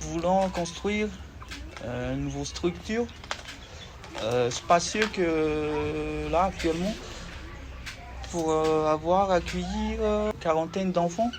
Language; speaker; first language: French; non-native, local second language; Malagasy